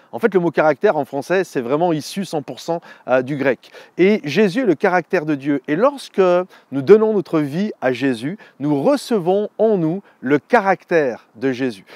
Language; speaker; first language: French; native; French